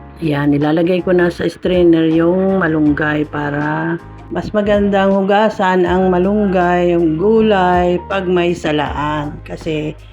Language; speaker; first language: Filipino; non-native, local second language; Iloko